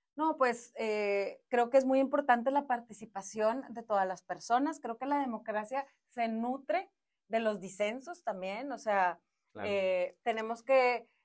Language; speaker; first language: Spanish; native; Spanish